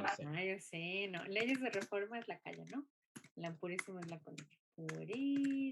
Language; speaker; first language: Spanish; non-native, fluent; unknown